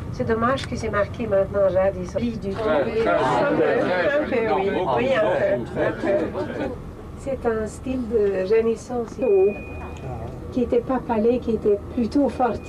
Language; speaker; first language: French; non-native, fluent; Swedish